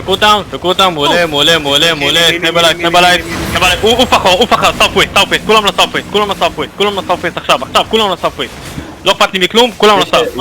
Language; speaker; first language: Hebrew; native; Hebrew